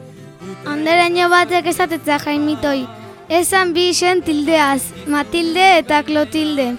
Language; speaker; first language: Basque; native; Basque